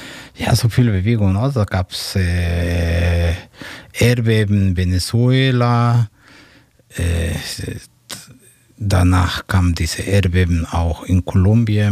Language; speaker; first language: German; non-native, fluent; Spanish